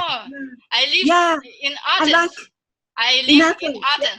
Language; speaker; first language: English; non-native, learner; Greek